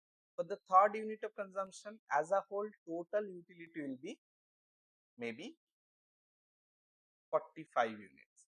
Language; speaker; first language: English; non-native, local second language; Bangla